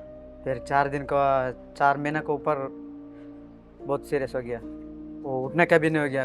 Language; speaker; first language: Hindi; non-native, local second language; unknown